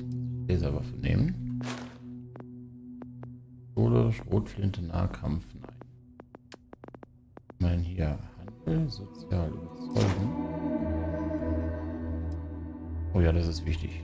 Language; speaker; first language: German; native; German